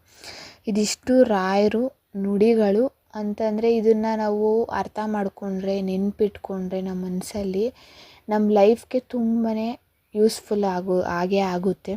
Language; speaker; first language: Kannada; native; Kannada